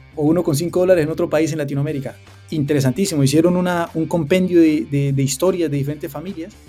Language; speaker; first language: Spanish; native; Spanish